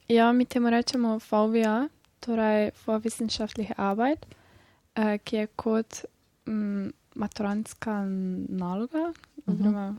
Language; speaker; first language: Slovenian; native; Slovenian